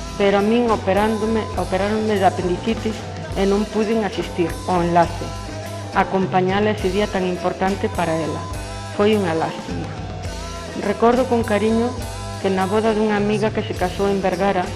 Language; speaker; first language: Galician; native; Galician